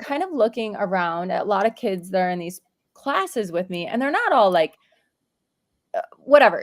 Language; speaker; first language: English; native; English